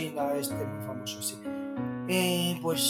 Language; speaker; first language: Spanish; non-native, learner; Chinese